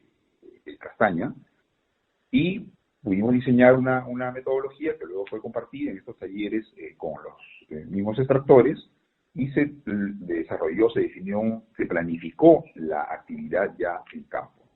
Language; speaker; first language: Spanish; native; Spanish